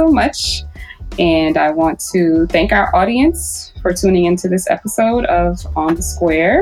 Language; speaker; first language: English; native; English